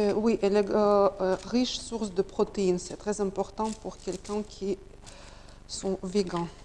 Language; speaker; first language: French; non-native, learner; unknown